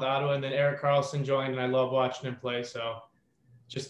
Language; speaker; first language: English; native; English